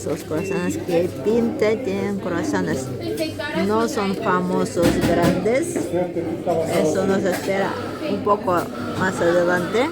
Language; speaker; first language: Spanish; non-native, fluent; Russian